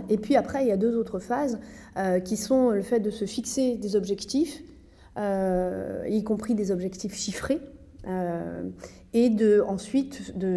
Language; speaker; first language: French; native; French